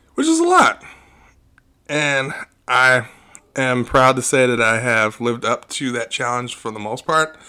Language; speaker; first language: English; native; English